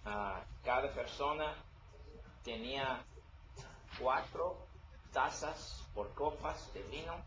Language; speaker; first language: Spanish; non-native, learner; English